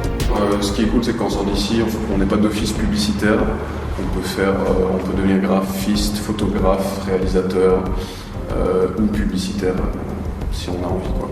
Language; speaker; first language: French; native; French